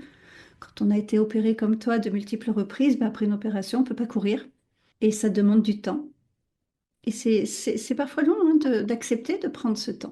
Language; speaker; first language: French; native; French